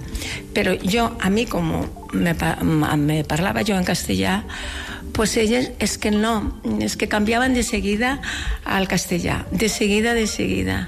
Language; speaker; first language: Catalan; non-native, local second language; Galician